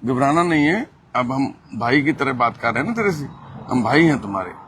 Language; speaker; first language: Hindi; non-native, local second language; Punjabi